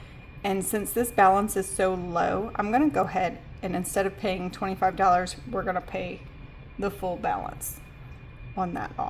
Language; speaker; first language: English; native; English